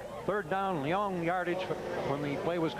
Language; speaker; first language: English; native; English